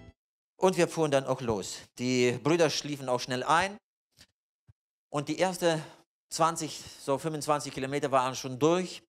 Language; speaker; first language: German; non-native, fluent; Russian